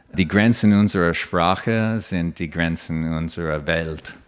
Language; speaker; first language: German; non-native, fluent; English